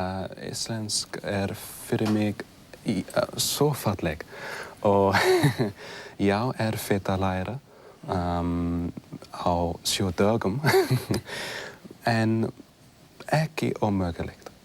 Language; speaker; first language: Icelandic; non-native, learner; English